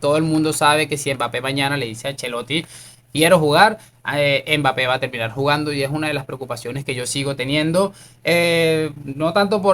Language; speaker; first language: Spanish; native; Spanish